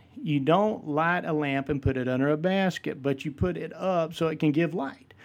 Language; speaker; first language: English; native; English